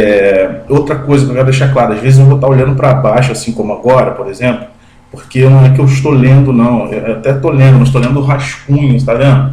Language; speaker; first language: Portuguese; native; Portuguese